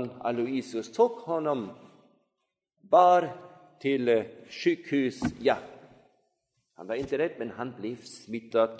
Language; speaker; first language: Swedish; non-native, fluent; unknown